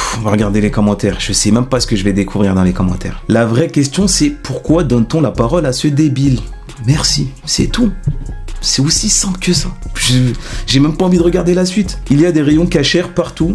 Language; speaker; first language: French; native; French